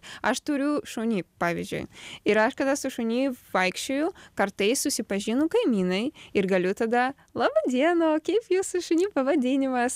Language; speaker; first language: Lithuanian; non-native, learner; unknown